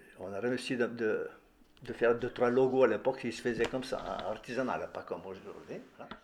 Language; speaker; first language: French; non-native, fluent; Bulgarian